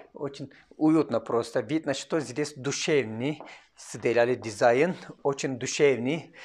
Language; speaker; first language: Russian; non-native, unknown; Turkish